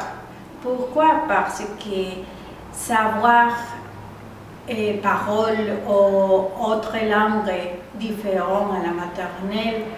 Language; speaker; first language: French; non-native, learner; Spanish